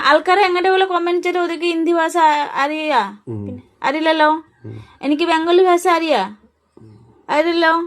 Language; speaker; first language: Malayalam; non-native, learner; Bangla